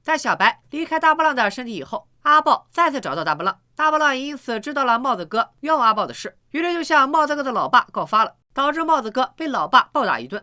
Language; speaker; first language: Chinese; native; Chinese